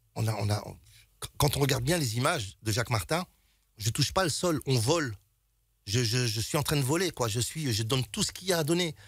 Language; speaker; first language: French; native; French